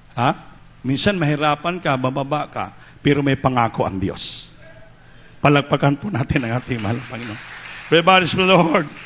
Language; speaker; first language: Filipino; non-native, local second language; Cebuano